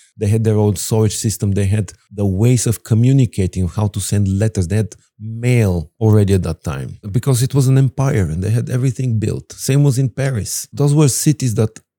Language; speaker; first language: English; non-native, fluent; Bulgarian